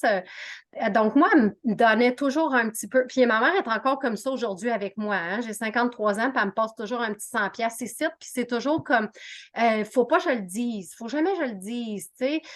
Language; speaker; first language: French; native; French